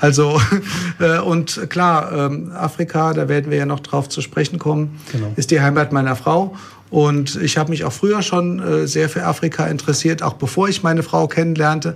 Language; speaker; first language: German; native; German